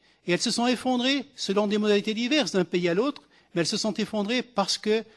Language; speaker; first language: French; native; French